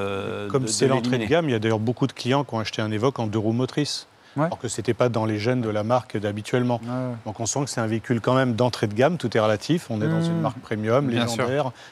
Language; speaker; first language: French; native; French